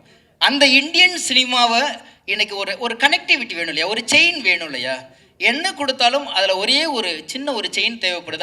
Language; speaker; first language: Tamil; native; Tamil